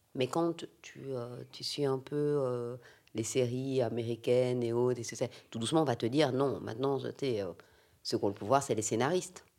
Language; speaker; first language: French; native; French